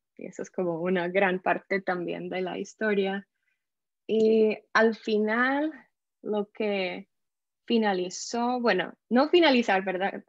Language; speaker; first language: Spanish; non-native, fluent; English